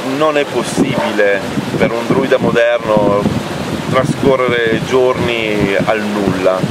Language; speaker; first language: Italian; early bilingual, heritage; Italian